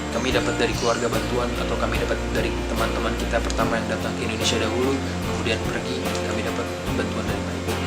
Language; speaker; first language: Indonesian; non-native, fluent; Arabic